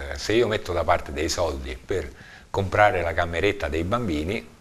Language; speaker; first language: Italian; native; Italian